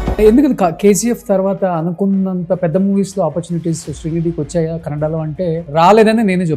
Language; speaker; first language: Telugu; native; Telugu